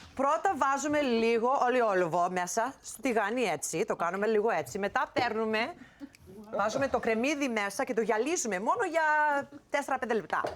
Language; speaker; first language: Greek; early bilingual, heritage; Greek